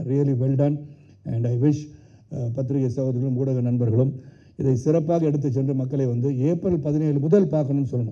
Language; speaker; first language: Tamil; native; Tamil